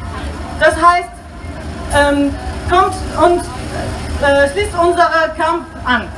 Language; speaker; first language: German; non-native, learner; Spanish